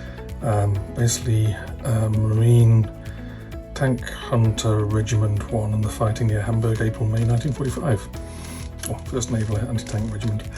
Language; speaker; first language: English; native; English